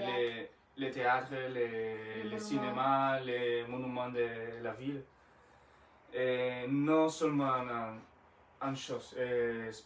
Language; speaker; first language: French; non-native, learner; Spanish